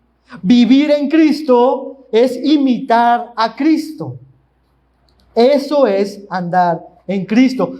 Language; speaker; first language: Spanish; native; Spanish